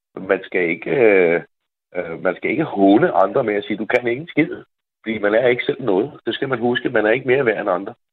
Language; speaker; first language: Danish; non-native, fluent; Dutch